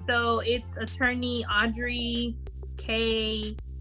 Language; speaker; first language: English; early bilingual, other home language; Spanish